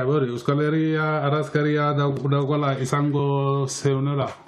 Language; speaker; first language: Basque; non-native, local second language; Spanish